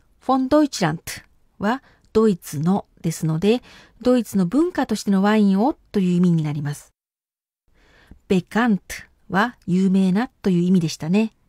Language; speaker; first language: Japanese; native; Japanese